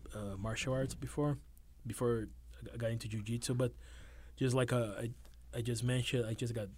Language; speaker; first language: English; non-native, fluent; Portuguese